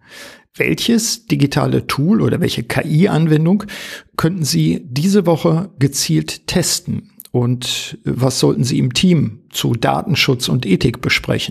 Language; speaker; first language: German; native; German